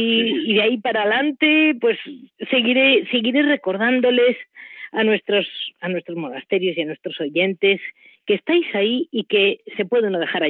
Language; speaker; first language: Spanish; native; Spanish